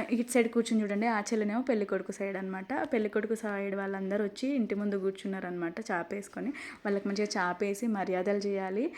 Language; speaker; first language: Telugu; non-native, local second language; Lambadi